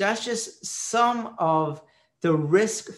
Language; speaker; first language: English; early bilingual, other home language; Marathi